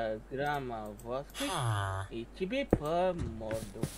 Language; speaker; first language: Russian; non-native, learner; English